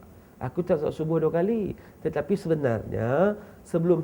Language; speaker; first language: Malay; native; Malay